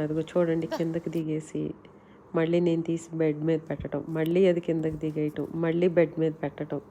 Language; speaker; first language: Telugu; native; Telugu